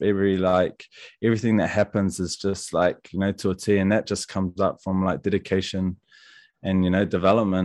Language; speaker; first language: English; native; English